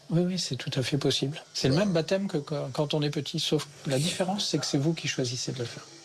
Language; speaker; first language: French; native; French